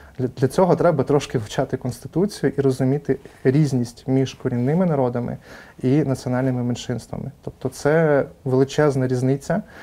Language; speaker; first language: Ukrainian; non-native, local second language; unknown